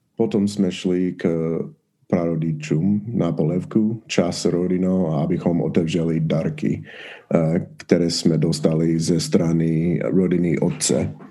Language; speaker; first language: Czech; non-native, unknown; English